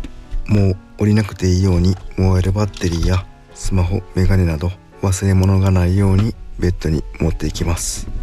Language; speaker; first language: Japanese; native; Japanese